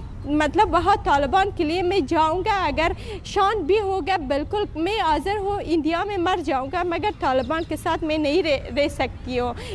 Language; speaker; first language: Hindi; non-native, learner; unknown